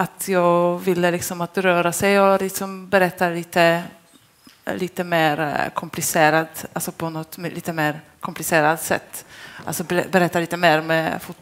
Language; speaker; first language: Swedish; non-native, fluent; Polish